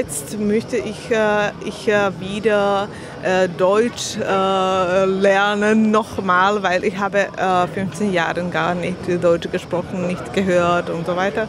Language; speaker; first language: German; non-native, learner; Slovak